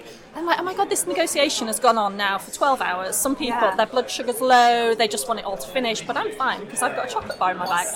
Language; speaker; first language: English; native; English